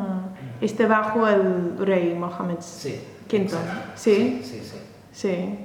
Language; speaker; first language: Spanish; non-native, learner; English